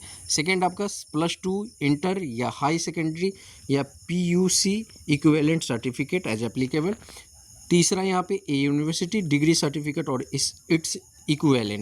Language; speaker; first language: Hindi; native; Hindi